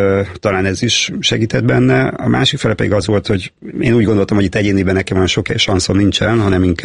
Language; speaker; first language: Hungarian; native; Hungarian